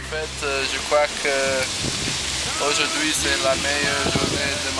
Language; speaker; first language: French; non-native, learner; English